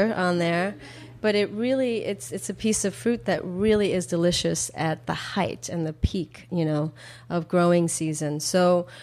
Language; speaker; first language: English; early bilingual, other home language; Korean